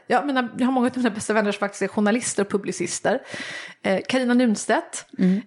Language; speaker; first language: Swedish; native; Swedish